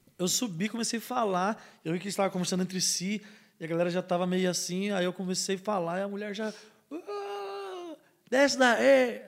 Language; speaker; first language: Portuguese; native; Portuguese